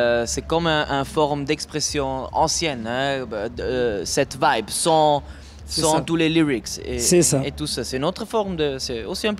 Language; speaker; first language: French; non-native, learner; German